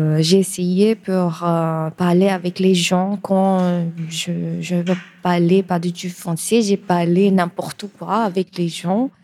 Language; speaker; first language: French; non-native, learner; Bangla